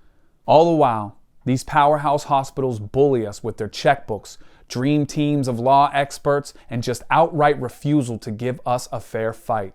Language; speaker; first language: English; native; English